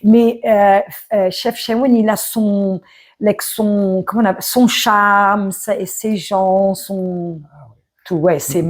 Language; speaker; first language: French; early bilingual, other home language; Arabic